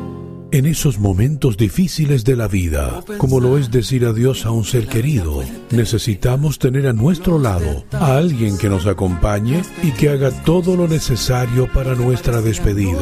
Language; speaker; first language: Spanish; native; Spanish